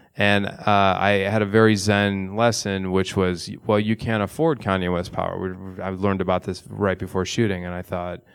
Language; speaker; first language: English; native; English